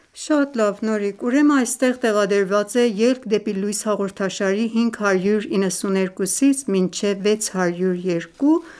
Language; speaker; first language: Armenian; native; Armenian